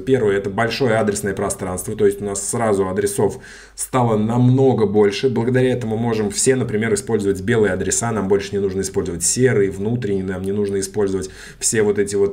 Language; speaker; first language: Russian; native; Russian